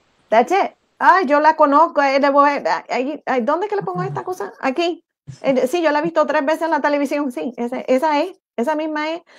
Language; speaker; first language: Spanish; native; Spanish